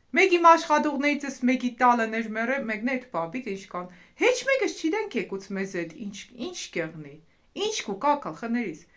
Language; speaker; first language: Armenian; native; Armenian